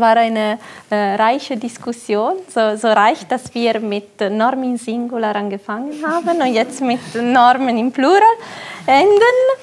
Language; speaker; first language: German; non-native, fluent; French